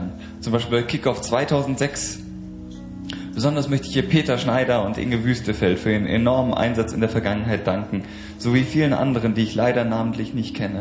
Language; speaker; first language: German; native; German